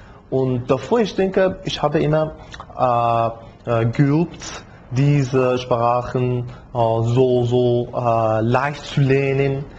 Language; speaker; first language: German; non-native, learner; Persian